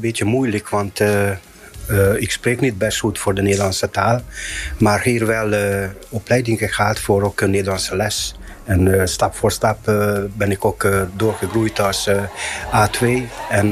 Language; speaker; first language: Dutch; non-native, learner; Hungarian